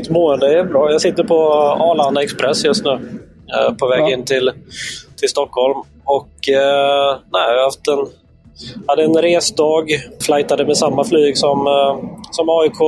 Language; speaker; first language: Swedish; native; Swedish